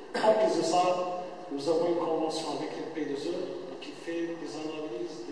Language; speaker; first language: French; non-native, local second language; Arabic